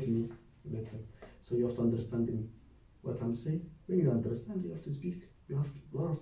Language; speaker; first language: English; non-native, learner; Oromo